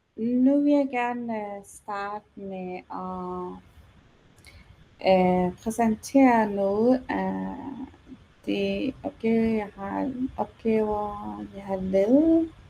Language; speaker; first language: Danish; non-native, learner; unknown